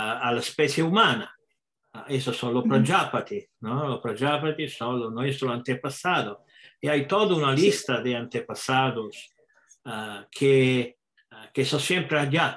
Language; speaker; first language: Spanish; non-native, fluent; Italian